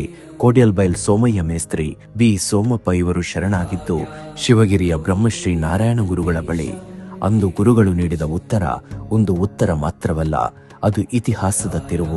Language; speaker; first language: Kannada; native; Kannada